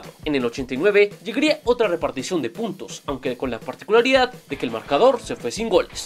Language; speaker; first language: Spanish; native; Spanish